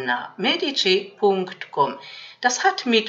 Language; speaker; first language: German; non-native, fluent; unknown